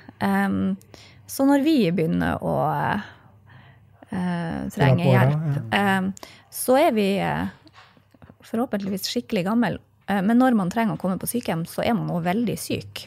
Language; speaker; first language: Norwegian; native; Norwegian